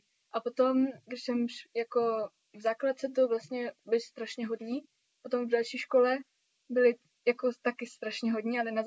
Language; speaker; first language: Czech; early bilingual, heritage; Czech